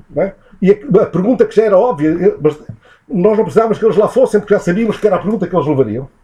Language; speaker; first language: Portuguese; native; Portuguese